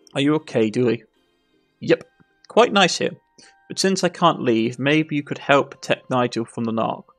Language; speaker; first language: English; native; English